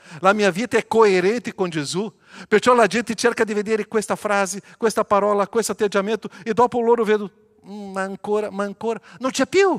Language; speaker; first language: Italian; non-native, fluent; Portuguese